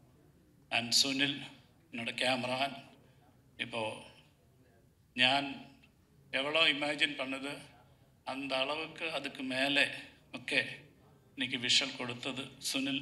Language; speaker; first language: Tamil; non-native, learner; Malayalam